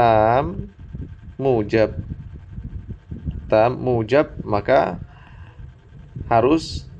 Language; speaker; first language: Arabic; non-native, fluent; Indonesian